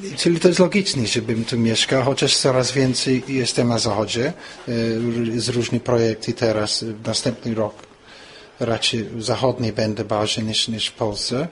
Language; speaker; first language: Polish; non-native, fluent; English